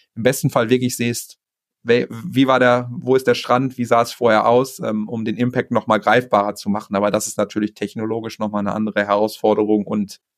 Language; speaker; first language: German; native; German